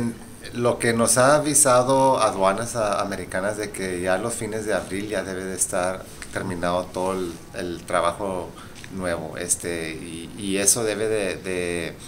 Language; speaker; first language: Spanish; early bilingual, heritage; Spanish